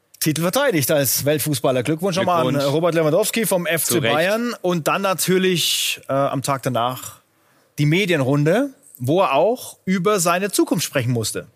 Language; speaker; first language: German; native; German